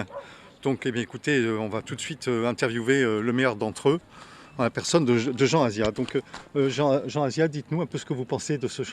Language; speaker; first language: French; native; French